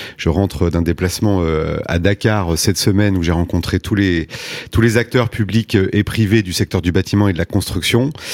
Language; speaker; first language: French; native; French